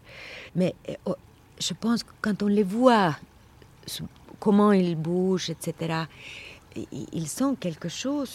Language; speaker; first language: French; non-native, fluent; Swedish